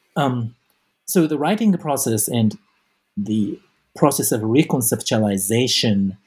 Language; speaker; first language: English; non-native, fluent; Japanese